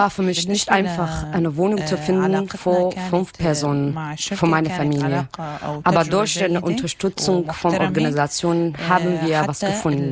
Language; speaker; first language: German; non-native, learner; Arabic